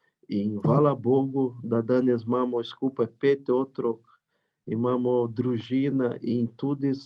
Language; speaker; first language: Slovenian; non-native, learner; Portuguese